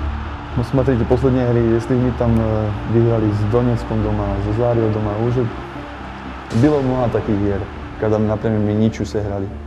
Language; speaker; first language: Russian; non-native, learner; Slovak